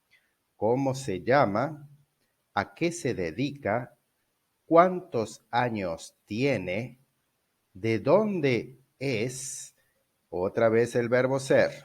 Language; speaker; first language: Spanish; non-native, fluent; Portuguese